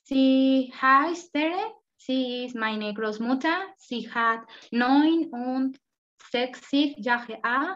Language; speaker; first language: German; non-native, learner; Spanish